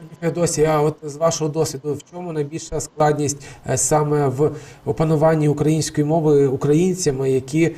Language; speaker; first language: Ukrainian; native; Ukrainian